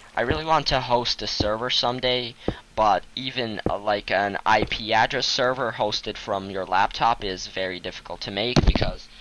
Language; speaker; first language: English; non-native, fluent; Russian